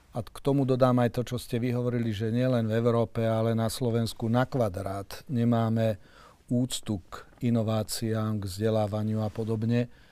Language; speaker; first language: Slovak; native; Slovak